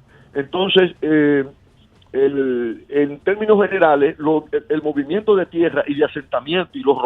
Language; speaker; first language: Spanish; native; Spanish